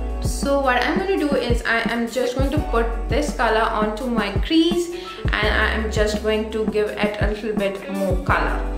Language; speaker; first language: English; non-native, local second language; Bangla